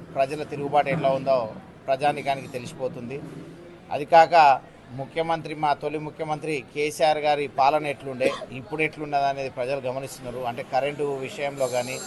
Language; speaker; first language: Telugu; native; Telugu